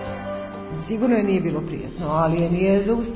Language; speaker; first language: Croatian; native; Croatian